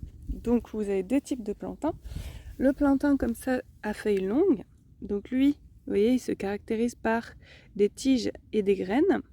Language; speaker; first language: French; native; French